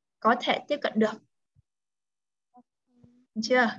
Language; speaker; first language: Vietnamese; native; Vietnamese